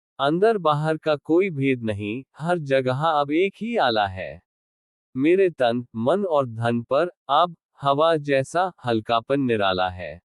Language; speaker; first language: Hindi; non-native, local second language; Marathi